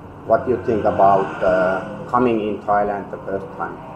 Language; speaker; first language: English; non-native, learner; Finnish